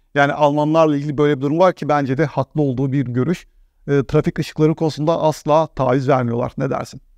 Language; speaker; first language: Turkish; native; Turkish